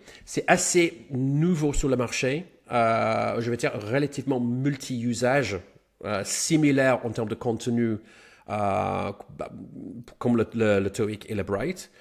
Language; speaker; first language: French; non-native, fluent; English